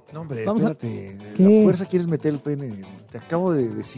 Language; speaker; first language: Spanish; native; Spanish